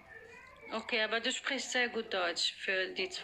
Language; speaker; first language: German; non-native, fluent; Arabic